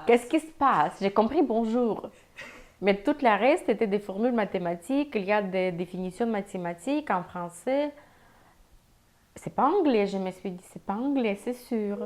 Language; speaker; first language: French; non-native, fluent; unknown